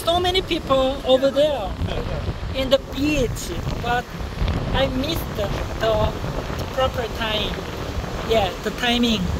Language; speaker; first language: English; non-native, learner; Korean